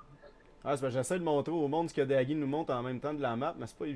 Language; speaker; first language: French; native; French